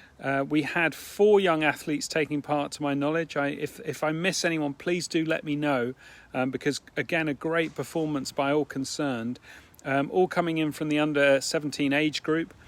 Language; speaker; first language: English; native; English